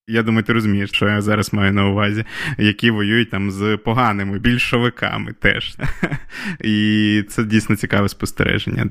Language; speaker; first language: Ukrainian; native; Ukrainian